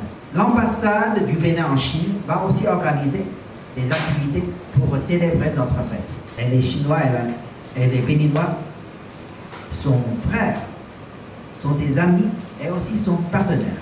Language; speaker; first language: French; non-native, fluent; Chinese